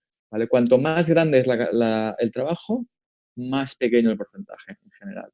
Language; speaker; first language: Spanish; native; Spanish